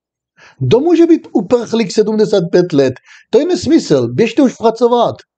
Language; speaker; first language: Czech; non-native, fluent; Hebrew